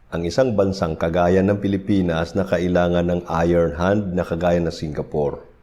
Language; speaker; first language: Filipino; non-native, local second language; Cebuano